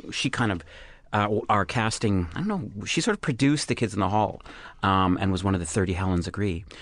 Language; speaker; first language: English; native; English